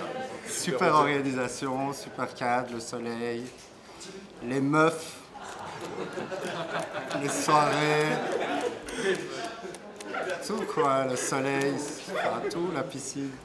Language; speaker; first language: French; native; French